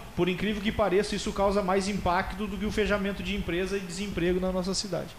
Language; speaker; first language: Portuguese; native; Portuguese